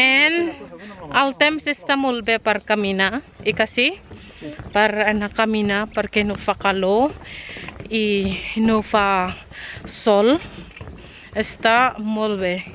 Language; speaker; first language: Catalan; non-native, learner; Filipino